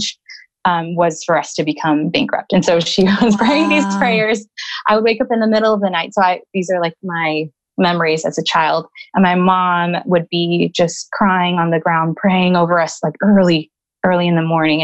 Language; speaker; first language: English; native; English